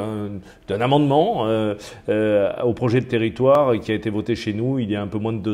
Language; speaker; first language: French; native; French